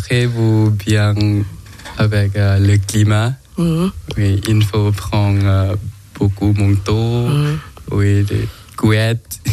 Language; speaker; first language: French; non-native, learner; Thai